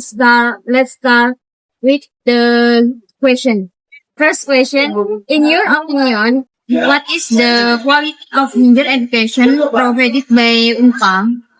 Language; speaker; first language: English; non-native, learner; Indonesian